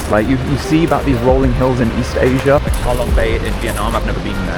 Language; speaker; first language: English; native; English